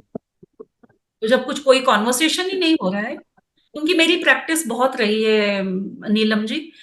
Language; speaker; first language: Hindi; non-native, local second language; Kannada